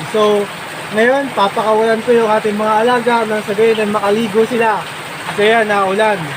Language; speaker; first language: Filipino; native; Filipino